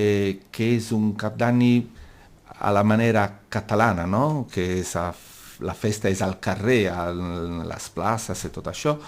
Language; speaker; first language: Catalan; non-native, local second language; Italian